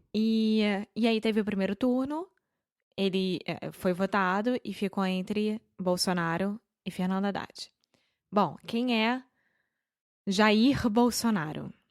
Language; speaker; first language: Portuguese; native; Portuguese